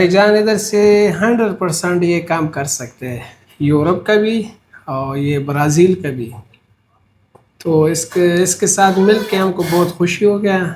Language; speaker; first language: Hindi; non-native, learner; Pashto